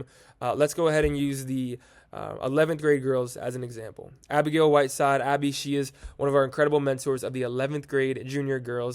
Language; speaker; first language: English; native; English